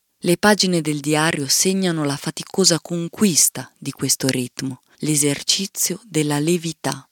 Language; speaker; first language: Italian; native; Italian